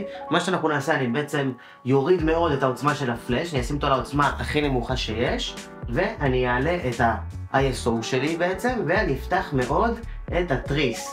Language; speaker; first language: Hebrew; native; Hebrew